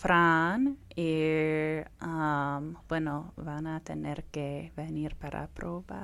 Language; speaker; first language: Spanish; non-native, fluent; English